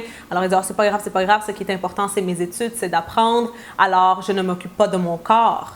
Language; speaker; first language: French; native; French